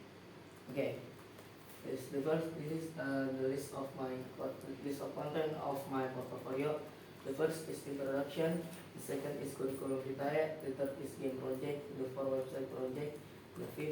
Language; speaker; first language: English; non-native, learner; Indonesian